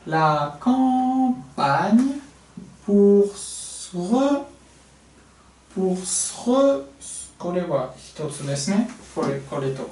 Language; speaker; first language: Japanese; non-native, fluent; French